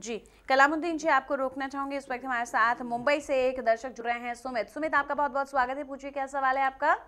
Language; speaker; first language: Hindi; native; Hindi